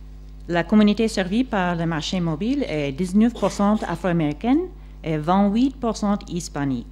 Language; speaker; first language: French; non-native, fluent; English